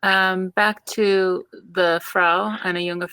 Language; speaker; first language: German; non-native, learner; English